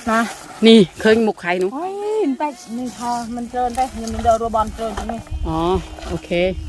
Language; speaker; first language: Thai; non-native, local second language; Northern Khmer